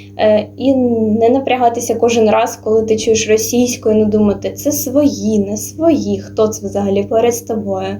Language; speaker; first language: Ukrainian; non-native, local second language; Russian